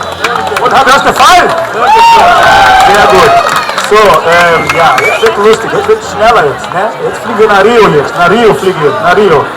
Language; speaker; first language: German; non-native, learner; Portuguese